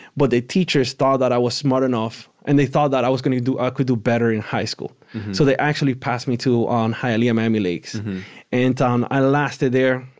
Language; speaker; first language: English; early bilingual, other home language; Spanish